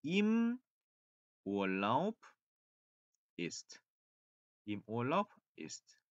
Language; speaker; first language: German; non-native, fluent; Korean